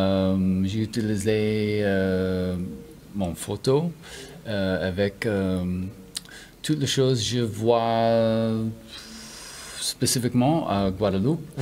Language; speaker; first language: French; non-native, learner; English